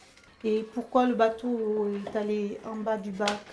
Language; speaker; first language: French; native; French